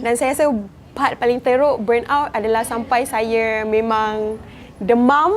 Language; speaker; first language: Malay; native; Malay